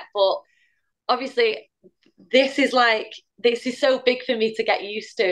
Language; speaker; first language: English; native; English